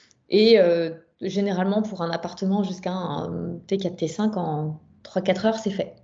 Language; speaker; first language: French; native; French